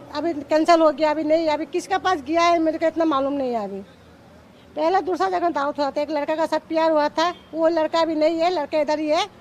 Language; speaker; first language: Hindi; non-native, local second language; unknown